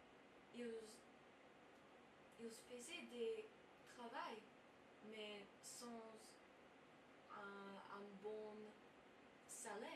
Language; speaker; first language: French; non-native, learner; English